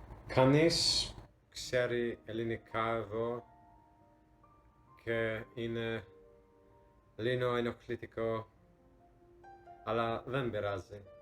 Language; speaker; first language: Greek; non-native, learner; English